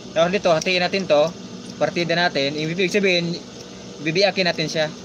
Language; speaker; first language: Filipino; non-native, local second language; Hiligaynon